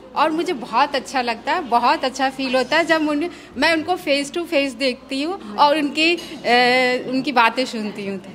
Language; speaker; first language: Hindi; native; Hindi